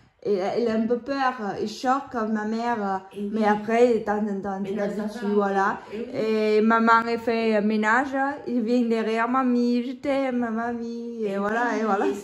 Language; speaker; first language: French; non-native, learner; Vietnamese